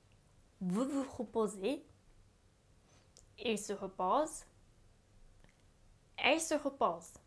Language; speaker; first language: French; non-native, fluent; Japanese